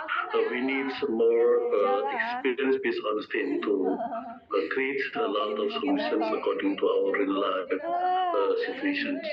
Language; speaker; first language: English; non-native, fluent; Indonesian